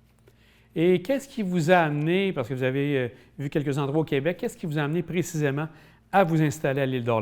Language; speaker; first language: French; native; French